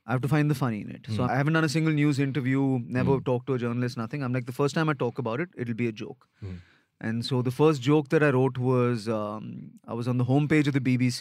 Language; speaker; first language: English; non-native, local second language; Hindi